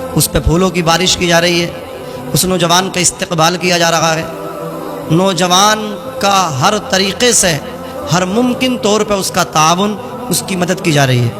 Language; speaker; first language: Urdu; native; Urdu